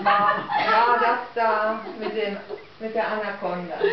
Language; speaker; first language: German; native; German